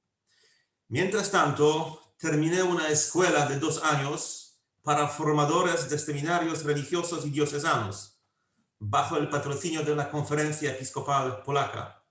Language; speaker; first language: Spanish; non-native, fluent; Polish